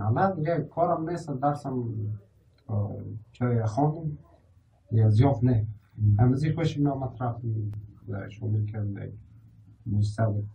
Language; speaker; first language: Persian; native; Persian